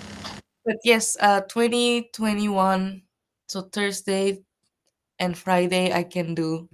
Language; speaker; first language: English; non-native, fluent; Japanese